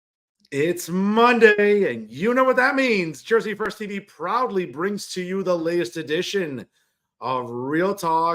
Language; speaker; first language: English; native; English